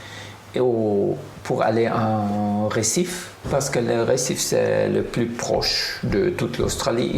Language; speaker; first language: French; non-native, fluent; German